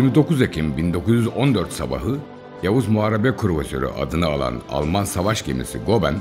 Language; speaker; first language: Turkish; native; Turkish